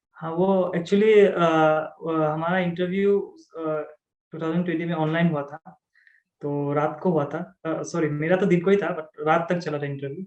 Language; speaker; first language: Hindi; non-native, local second language; Assamese